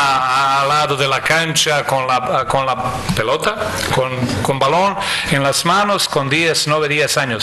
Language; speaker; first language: Spanish; non-native, fluent; Croatian